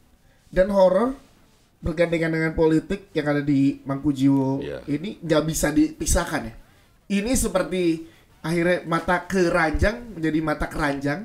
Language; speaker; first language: Indonesian; native; Indonesian